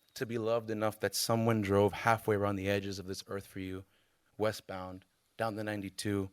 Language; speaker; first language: English; native; English